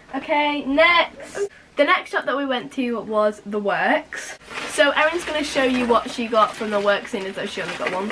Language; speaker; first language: English; native; English